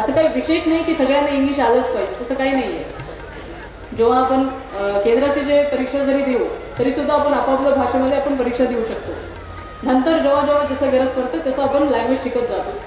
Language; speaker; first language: Marathi; non-native, fluent; Kannada